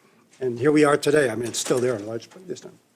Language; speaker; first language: English; native; English